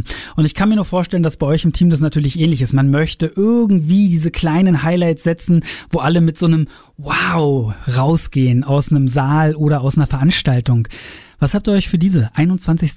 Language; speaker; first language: German; native; German